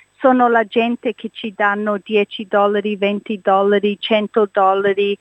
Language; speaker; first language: Italian; early bilingual, heritage; English